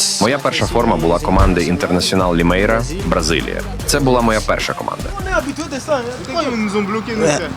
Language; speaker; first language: Ukrainian; non-native, learner; Portuguese